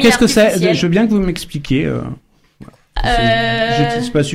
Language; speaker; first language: French; native; French